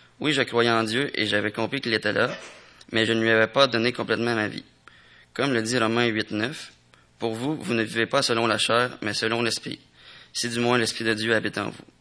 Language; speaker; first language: French; native; French